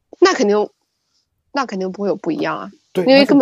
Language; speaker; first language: Chinese; native; Chinese